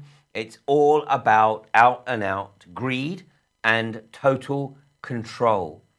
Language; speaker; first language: English; native; English